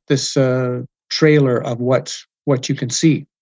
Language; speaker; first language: English; native; English